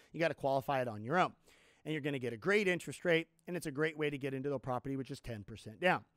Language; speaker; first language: English; native; English